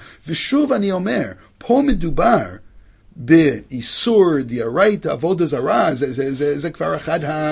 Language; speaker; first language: Hebrew; non-native, fluent; English